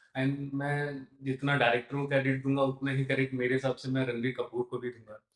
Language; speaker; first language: Hindi; native; Hindi